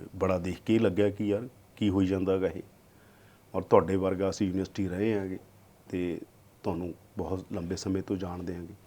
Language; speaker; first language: Punjabi; native; Punjabi